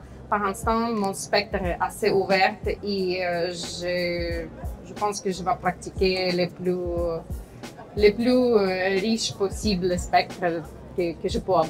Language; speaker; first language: French; non-native, fluent; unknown